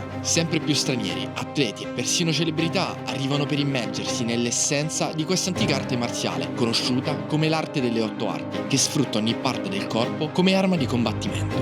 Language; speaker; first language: Italian; native; Italian